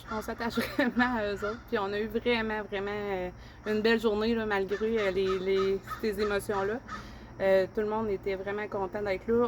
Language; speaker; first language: French; native; French